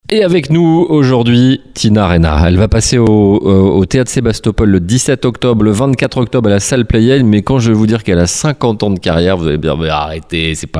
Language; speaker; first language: French; native; French